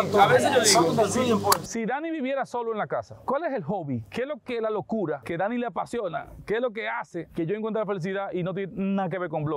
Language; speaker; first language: Spanish; native; Spanish